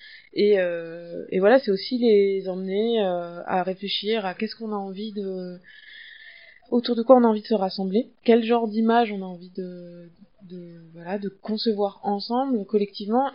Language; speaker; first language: French; native; French